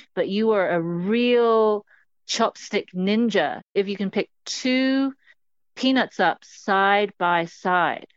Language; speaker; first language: English; non-native, local second language; Cantonese